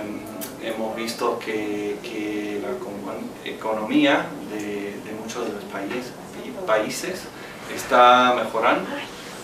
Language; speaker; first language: Spanish; non-native, fluent; English